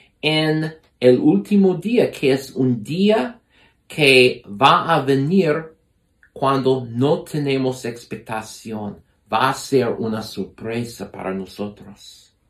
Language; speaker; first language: Spanish; non-native, fluent; English